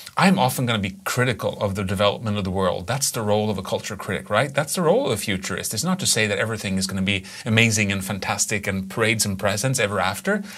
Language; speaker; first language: English; non-native, fluent; Swedish